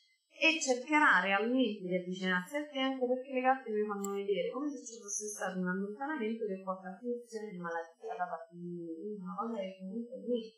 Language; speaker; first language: Italian; native; Italian